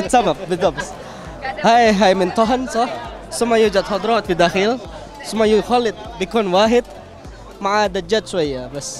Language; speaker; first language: Arabic; non-native, learner; Indonesian